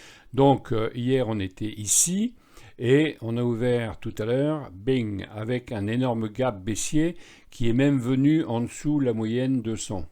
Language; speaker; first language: French; native; French